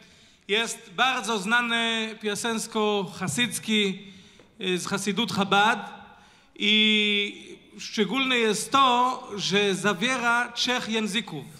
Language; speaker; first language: Polish; non-native, fluent; Hebrew